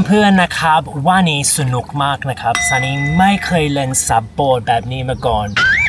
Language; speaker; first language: Thai; non-native, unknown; English